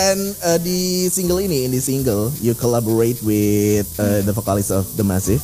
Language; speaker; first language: English; non-native, fluent; Indonesian